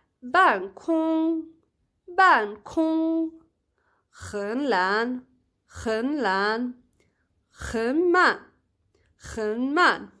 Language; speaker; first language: Chinese; non-native, fluent; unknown